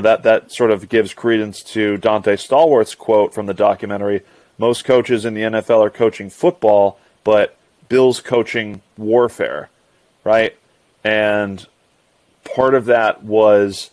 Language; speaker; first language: English; native; English